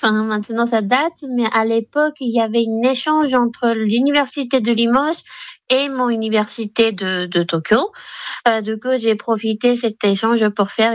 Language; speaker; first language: French; non-native, fluent; Japanese